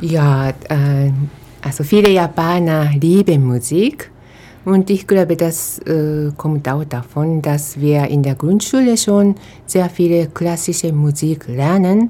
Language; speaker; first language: German; non-native, fluent; Japanese